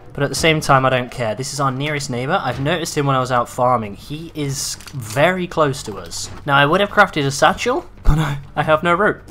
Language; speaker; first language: English; native; English